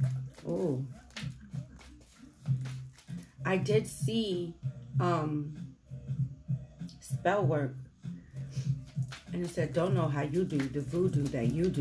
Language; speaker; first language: English; native; English